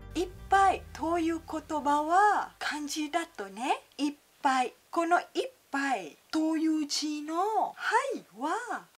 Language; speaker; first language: Japanese; non-native, fluent; Malay